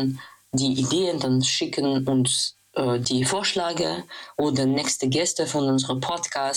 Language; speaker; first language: German; non-native, learner; Russian